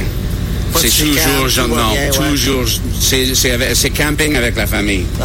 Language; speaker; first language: French; non-native, learner; English